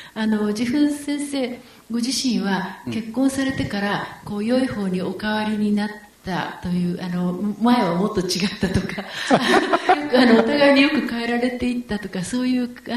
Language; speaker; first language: Japanese; native; Japanese